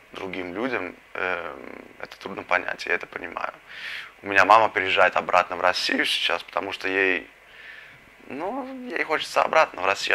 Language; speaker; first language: Russian; early bilingual, heritage; Russian